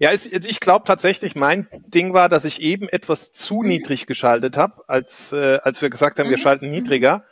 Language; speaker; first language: German; native; German